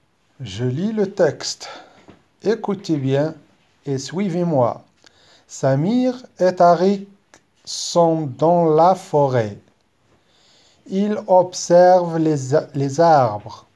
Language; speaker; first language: French; non-native, local second language; Arabic